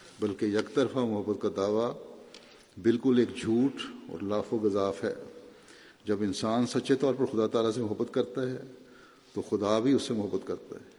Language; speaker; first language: Urdu; native; Urdu